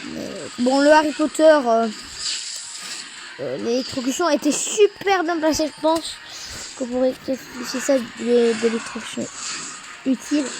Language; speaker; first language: French; native; French